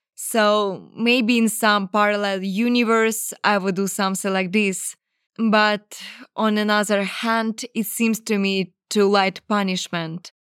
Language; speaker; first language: English; non-native, fluent; Ukrainian